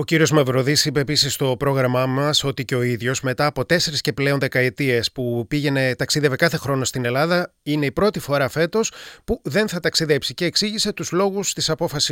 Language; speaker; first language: Greek; native; Greek